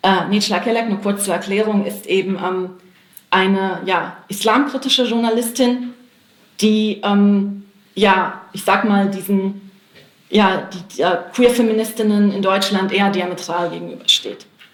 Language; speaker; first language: German; native; German